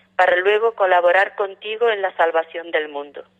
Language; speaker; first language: Spanish; native; Spanish